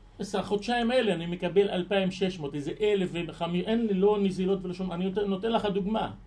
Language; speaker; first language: Hebrew; non-native, local second language; Arabic